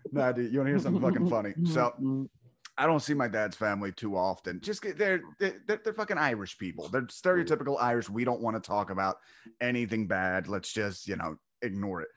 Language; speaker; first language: English; native; English